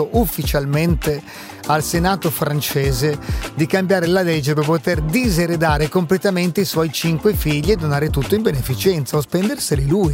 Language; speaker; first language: Italian; native; Italian